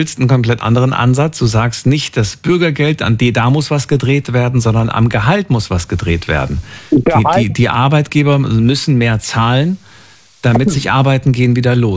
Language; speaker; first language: German; native; German